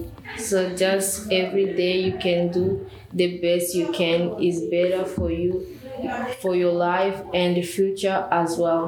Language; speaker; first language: English; non-native, learner; Rundi